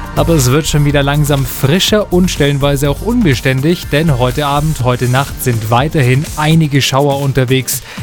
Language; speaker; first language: German; native; German